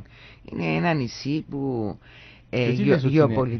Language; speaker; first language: Greek; native; Greek